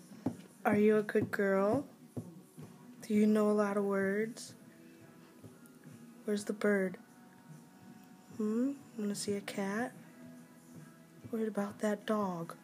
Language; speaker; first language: English; native; English